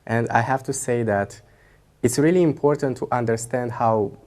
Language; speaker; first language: English; non-native, fluent; Romanian